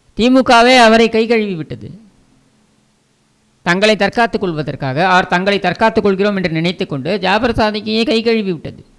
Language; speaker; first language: Tamil; native; Tamil